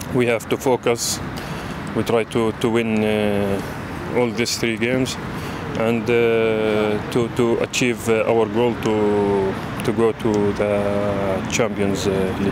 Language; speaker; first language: English; non-native, learner; Arabic